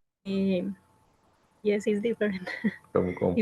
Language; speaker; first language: English; non-native, learner; Spanish